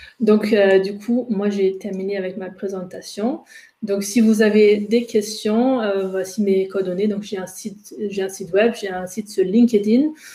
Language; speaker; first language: French; non-native, fluent; German